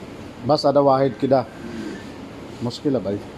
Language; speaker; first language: Arabic; non-native, learner; Filipino